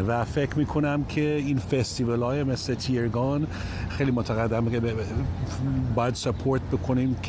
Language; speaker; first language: Persian; early bilingual, heritage; English